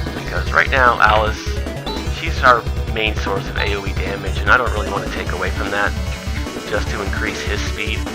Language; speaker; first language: English; native; English